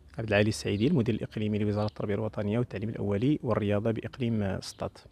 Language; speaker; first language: Arabic; native; Arabic